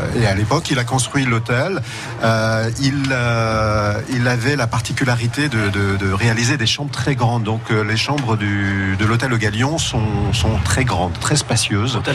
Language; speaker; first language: French; native; French